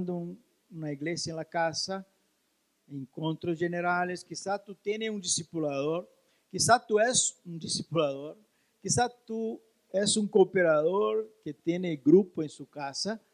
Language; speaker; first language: Spanish; non-native, learner; Portuguese